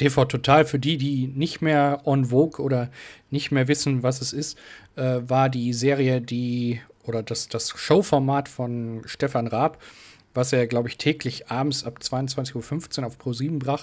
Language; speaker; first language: German; native; German